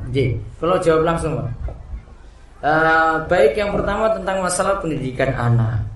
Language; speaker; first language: Indonesian; native; Indonesian